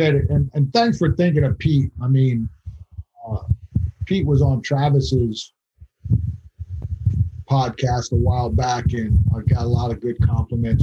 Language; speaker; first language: English; native; English